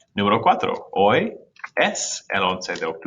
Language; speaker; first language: Spanish; non-native, fluent; English